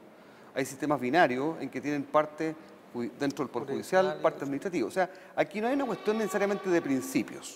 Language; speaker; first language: Spanish; native; Spanish